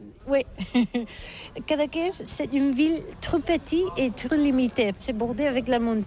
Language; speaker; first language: French; non-native, learner; Catalan